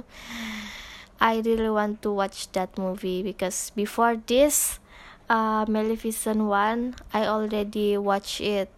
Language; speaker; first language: English; non-native, local second language; Malay